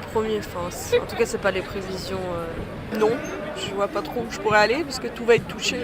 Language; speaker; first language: French; native; French